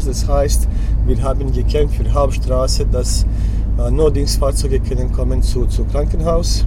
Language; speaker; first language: German; non-native, learner; Bosnian